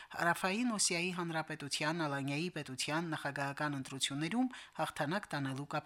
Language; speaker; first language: Armenian; native; Armenian